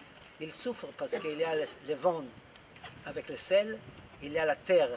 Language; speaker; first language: French; non-native, fluent; Hebrew